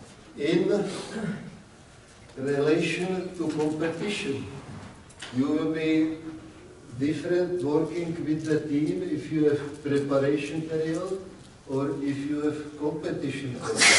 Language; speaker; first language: English; non-native, learner; Czech